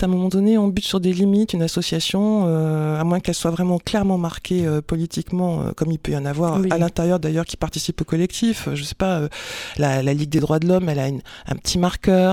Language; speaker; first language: French; native; French